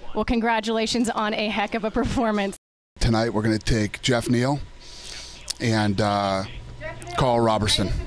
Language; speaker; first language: English; native; English